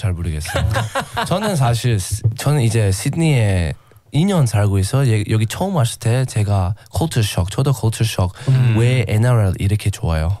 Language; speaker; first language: Korean; non-native, learner; English